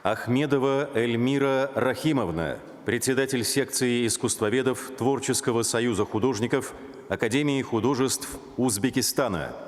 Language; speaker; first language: Russian; native; Russian